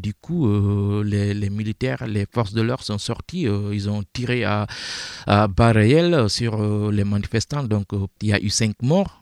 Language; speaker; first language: French; non-native, local second language; Fula